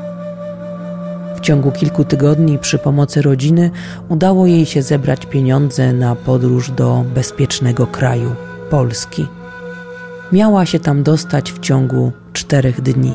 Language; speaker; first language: Polish; native; Polish